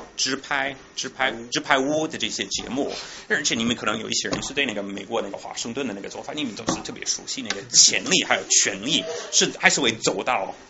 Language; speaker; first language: Chinese; non-native, fluent; English